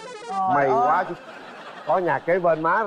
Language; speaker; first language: Vietnamese; native; Vietnamese